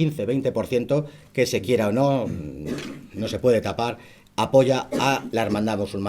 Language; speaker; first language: Spanish; native; Spanish